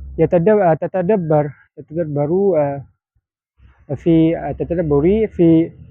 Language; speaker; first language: Arabic; non-native, learner; Malay